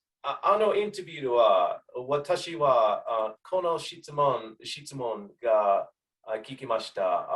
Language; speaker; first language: Japanese; non-native, learner; English